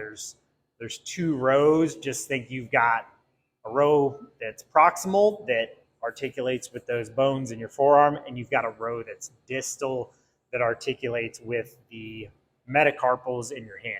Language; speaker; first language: English; native; English